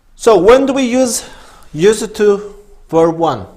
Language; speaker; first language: English; non-native, fluent; Kazakh